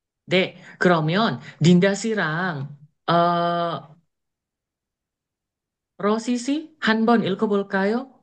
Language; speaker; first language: Korean; non-native, fluent; Indonesian